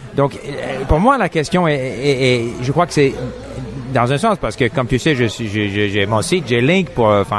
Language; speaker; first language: French; non-native, fluent; English